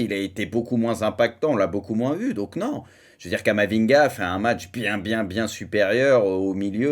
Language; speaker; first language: French; native; French